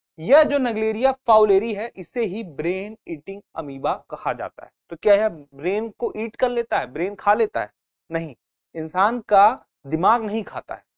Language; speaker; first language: Hindi; native; Hindi